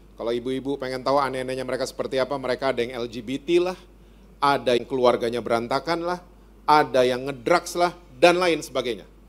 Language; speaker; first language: Indonesian; native; Indonesian